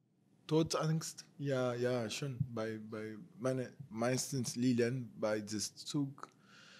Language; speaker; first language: German; non-native, fluent; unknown